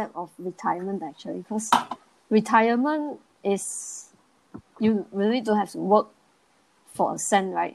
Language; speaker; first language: English; non-native, local second language; Chinese